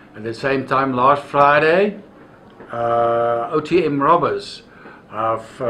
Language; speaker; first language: English; non-native, local second language; Afrikaans